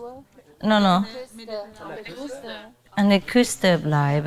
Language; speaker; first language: German; non-native, learner; Vietnamese